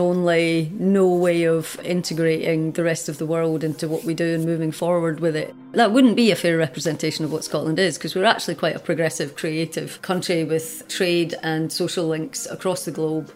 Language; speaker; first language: English; native; English